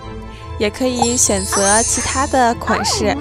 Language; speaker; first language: Chinese; native; Chinese